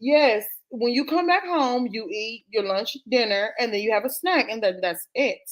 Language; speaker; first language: English; native; English